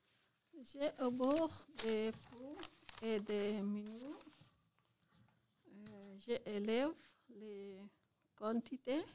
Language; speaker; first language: French; non-native, learner; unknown